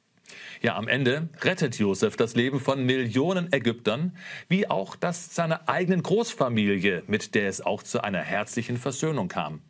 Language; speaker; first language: German; native; German